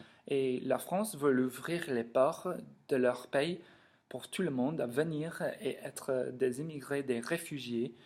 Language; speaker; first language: French; non-native, learner; English